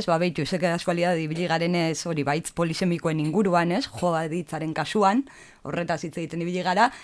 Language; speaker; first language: Basque; native; Basque